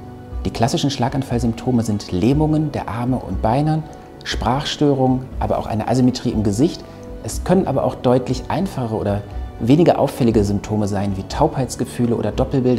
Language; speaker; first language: German; native; German